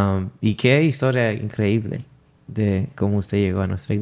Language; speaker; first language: Spanish; non-native, fluent; English